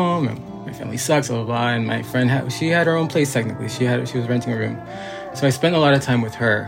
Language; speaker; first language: English; native; English